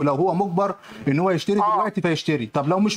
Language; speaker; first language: Arabic; native; Arabic